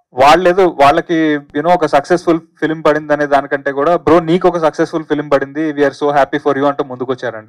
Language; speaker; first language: Telugu; native; Telugu